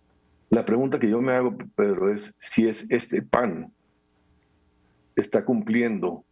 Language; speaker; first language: Spanish; native; Spanish